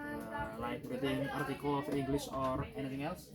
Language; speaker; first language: English; non-native, learner; Indonesian